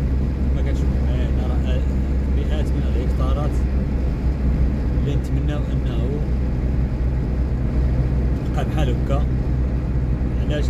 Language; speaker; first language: Arabic; native; Arabic